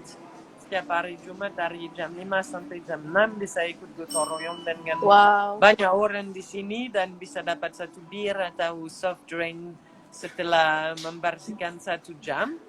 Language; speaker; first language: Indonesian; non-native, fluent; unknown